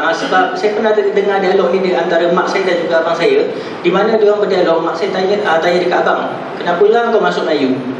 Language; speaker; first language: Malay; non-native, local second language; Tamil